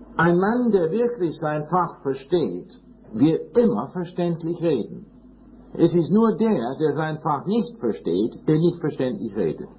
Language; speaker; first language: German; non-native, fluent; English